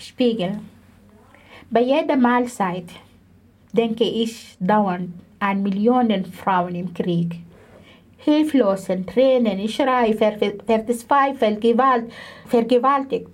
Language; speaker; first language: German; non-native, fluent; Arabic